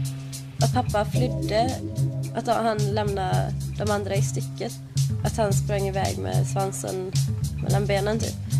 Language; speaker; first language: Swedish; early bilingual, other home language; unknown